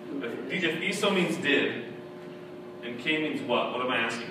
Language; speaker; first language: English; native; English